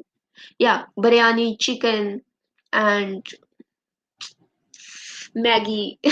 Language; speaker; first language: English; non-native, learner; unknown